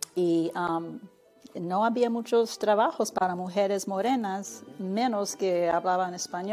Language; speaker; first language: Spanish; early bilingual, heritage; Spanish